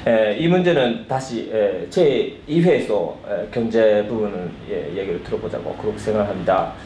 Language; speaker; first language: Korean; early bilingual, heritage; Korean